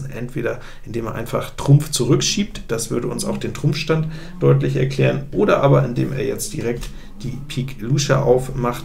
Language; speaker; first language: German; native; German